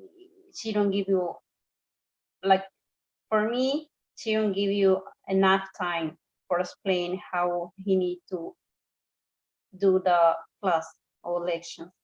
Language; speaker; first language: English; non-native, learner; Spanish